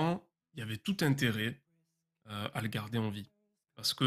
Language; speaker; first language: French; native; French